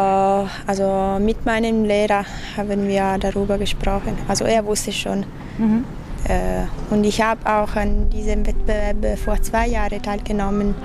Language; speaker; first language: German; non-native, fluent; Italian